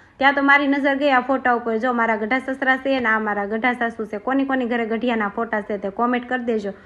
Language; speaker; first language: Gujarati; native; Gujarati